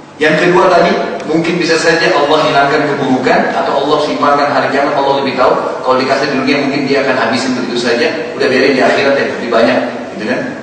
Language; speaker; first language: Indonesian; native; Indonesian